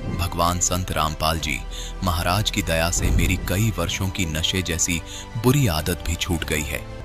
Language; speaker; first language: Hindi; native; Hindi